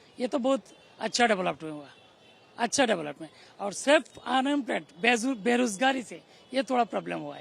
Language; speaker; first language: Hindi; non-native, local second language; Bangla